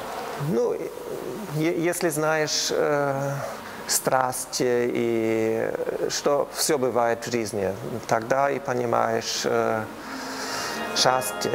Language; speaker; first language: Russian; non-native, learner; German